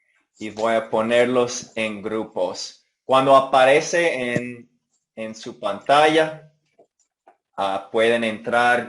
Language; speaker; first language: Spanish; non-native, fluent; English